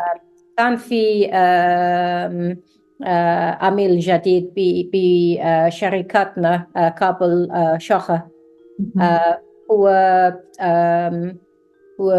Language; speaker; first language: Arabic; non-native, learner; English